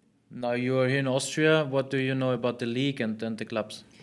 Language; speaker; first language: English; non-native, fluent; German